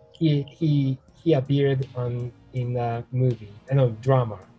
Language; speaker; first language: English; non-native, learner; Japanese